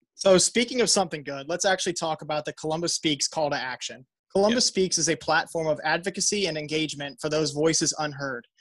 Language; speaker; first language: English; native; English